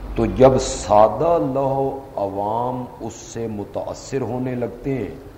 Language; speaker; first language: Urdu; non-native, local second language; Punjabi